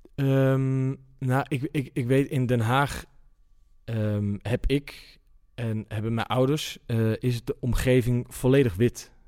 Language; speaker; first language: Dutch; native; Dutch